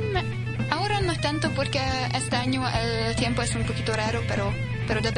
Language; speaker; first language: Spanish; non-native, learner; Hungarian